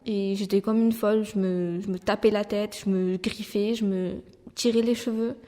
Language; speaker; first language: French; native; French